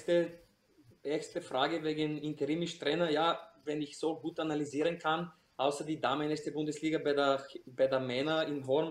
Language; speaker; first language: German; non-native, fluent; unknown